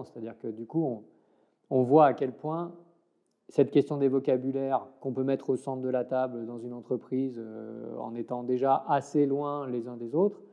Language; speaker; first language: French; native; French